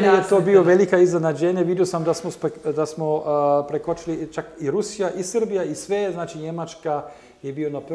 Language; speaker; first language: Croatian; non-native, learner; German